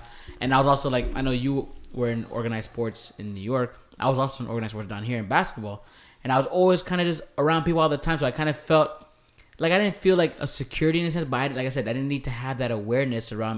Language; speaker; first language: English; native; English